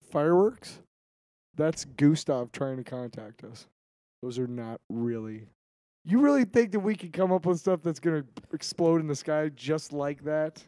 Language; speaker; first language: English; native; English